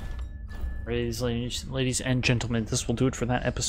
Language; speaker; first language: English; native; English